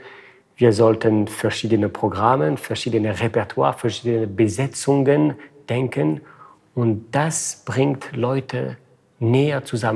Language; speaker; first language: German; non-native, fluent; French